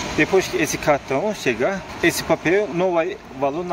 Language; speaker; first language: Portuguese; non-native, learner; Turkish